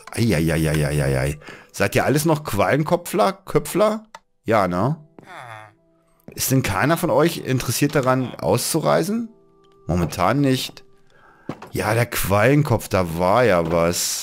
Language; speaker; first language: German; native; German